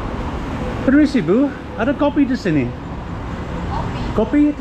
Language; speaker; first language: Indonesian; non-native, learner; English